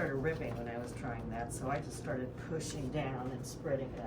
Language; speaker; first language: English; native; English